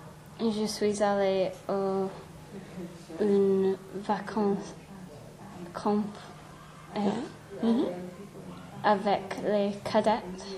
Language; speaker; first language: French; non-native, learner; English